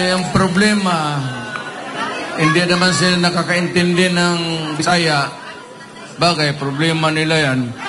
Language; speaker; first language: Filipino; non-native, local second language; Cebuano